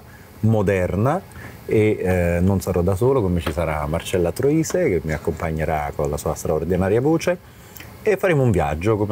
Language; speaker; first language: Italian; native; Italian